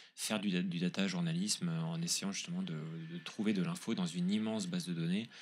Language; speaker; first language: French; native; French